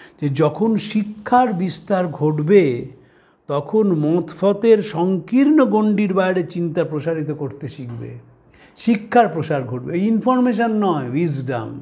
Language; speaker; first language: Bangla; native; Bangla